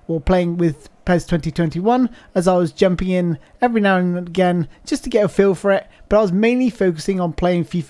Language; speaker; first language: English; native; English